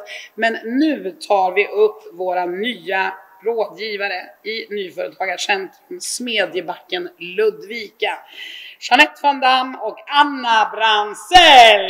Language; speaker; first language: Swedish; native; Swedish